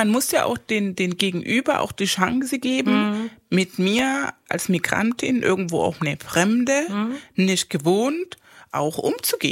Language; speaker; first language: German; non-native, fluent; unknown